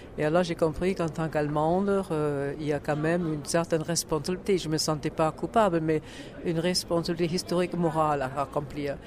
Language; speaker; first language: French; non-native, fluent; German